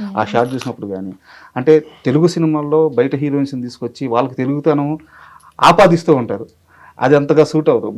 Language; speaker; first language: Telugu; native; Telugu